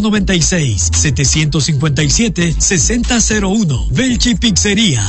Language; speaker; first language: Spanish; native; Spanish